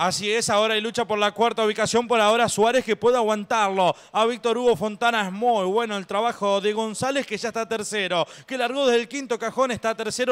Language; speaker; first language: Spanish; native; Spanish